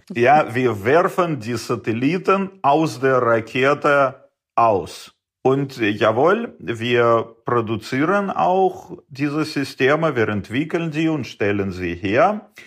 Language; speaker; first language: German; non-native, fluent; Russian